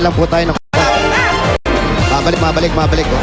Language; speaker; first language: Filipino; native; Filipino